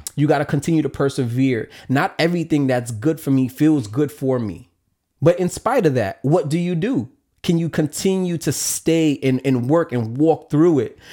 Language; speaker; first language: English; native; English